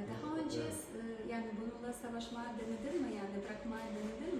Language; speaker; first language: Turkish; non-native, learner; Ukrainian